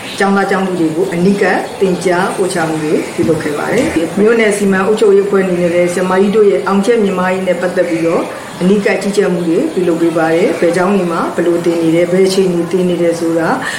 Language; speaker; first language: Burmese; native; Burmese